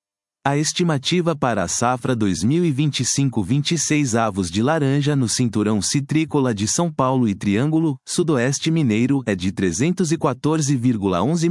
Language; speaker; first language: Portuguese; native; Portuguese